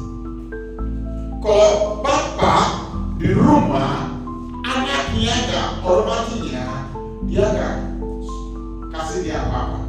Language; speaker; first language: Indonesian; non-native, fluent; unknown